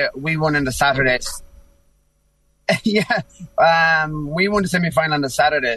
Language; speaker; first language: English; native; English